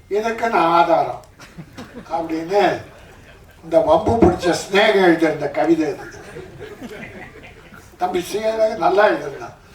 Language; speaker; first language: Tamil; native; Tamil